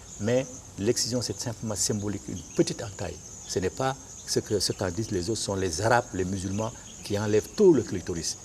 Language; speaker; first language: French; non-native, local second language; Bambara